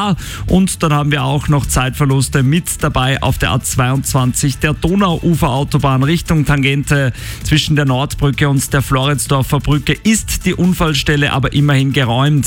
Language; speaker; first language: German; native; German